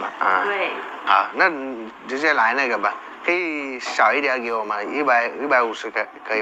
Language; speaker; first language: Chinese; non-native, fluent; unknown